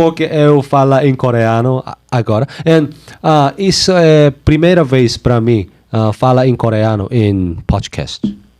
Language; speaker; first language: Portuguese; non-native, learner; Korean